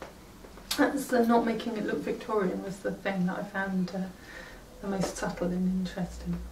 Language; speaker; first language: English; native; English